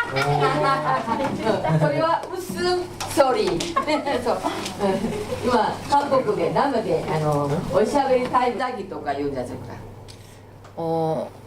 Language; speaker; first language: Japanese; non-native, learner; Korean